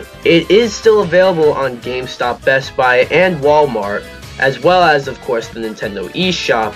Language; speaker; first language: English; native; English